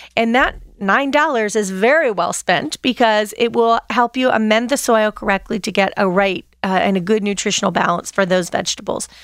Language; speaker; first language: English; native; English